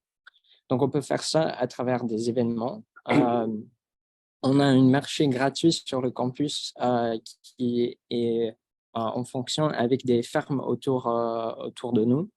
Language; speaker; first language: French; non-native, fluent; English